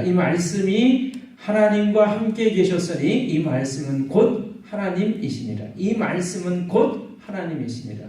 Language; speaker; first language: Korean; native; Korean